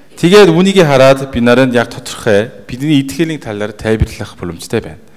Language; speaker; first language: Mongolian; native; Mongolian